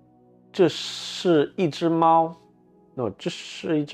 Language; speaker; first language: Chinese; non-native, learner; English